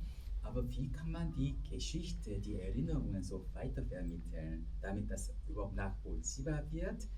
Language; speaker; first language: German; non-native, fluent; Korean